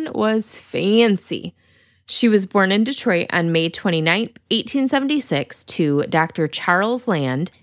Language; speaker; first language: English; native; English